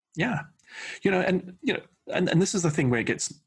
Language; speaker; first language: English; native; English